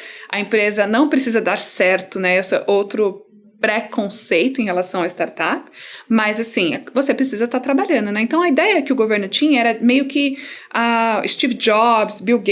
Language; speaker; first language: Portuguese; native; Portuguese